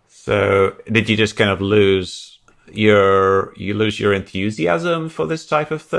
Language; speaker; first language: English; native; English